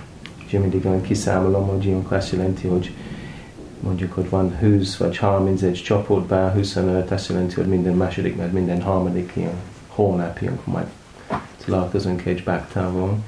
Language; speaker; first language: Hungarian; non-native, learner; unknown